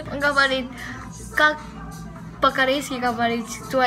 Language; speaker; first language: Russian; non-native, learner; Korean